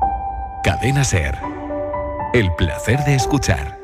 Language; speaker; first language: Spanish; native; Spanish